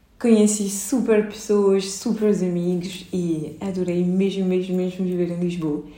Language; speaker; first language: Portuguese; early bilingual, heritage; Portuguese